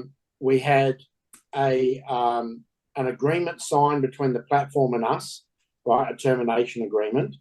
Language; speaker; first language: English; native; English